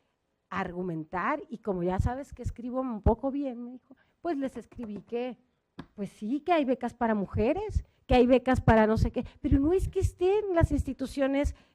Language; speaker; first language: Spanish; native; Spanish